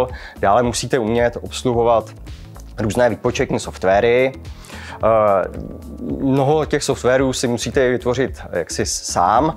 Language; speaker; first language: Czech; native; Czech